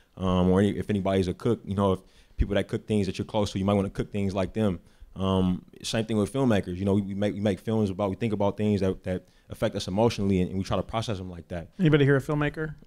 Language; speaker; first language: English; native; English